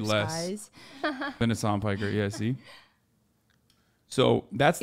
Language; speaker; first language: English; native; English